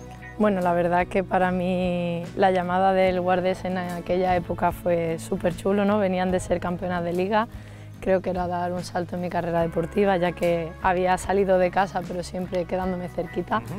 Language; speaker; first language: Spanish; native; Spanish